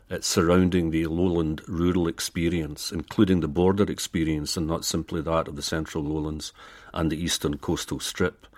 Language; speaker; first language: English; native; English